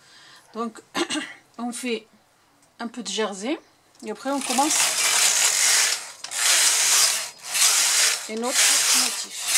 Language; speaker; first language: French; non-native, local second language; Arabic